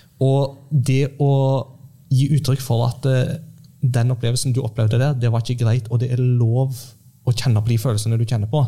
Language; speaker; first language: Norwegian; early bilingual, heritage; Norwegian